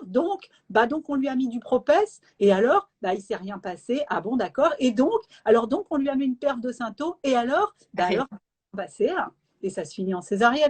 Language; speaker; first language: French; native; French